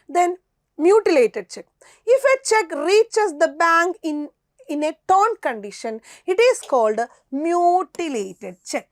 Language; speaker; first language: English; non-native, local second language; Malayalam